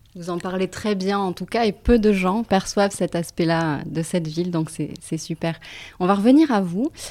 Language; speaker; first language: French; native; French